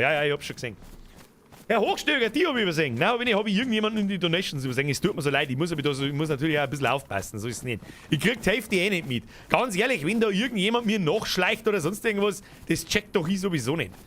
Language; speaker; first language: German; native; German